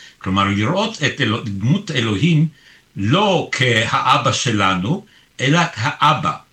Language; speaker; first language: Hebrew; early bilingual, other home language; Polish